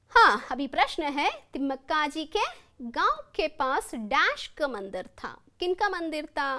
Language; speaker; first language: Hindi; non-native, local second language; Kannada